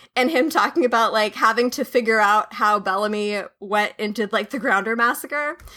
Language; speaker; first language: English; native; English